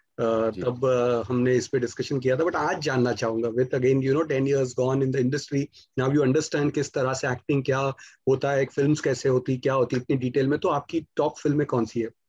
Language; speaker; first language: Hindi; native; Hindi